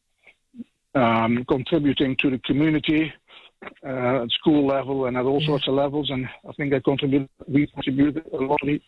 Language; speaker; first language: English; non-native, fluent; Dutch